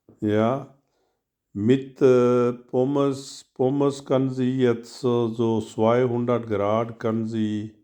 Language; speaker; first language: German; non-native, learner; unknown